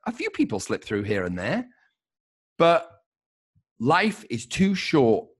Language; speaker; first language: English; native; English